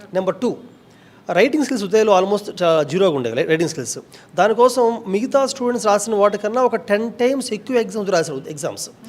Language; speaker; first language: Telugu; native; Telugu